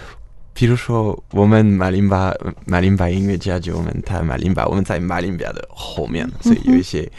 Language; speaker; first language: Chinese; non-native, fluent; French